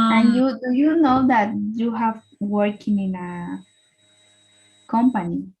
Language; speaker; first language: English; non-native, learner; Spanish